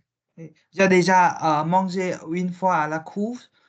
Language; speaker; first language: French; non-native, learner; Vietnamese